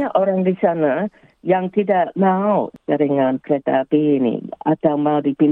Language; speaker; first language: Indonesian; early bilingual, heritage; English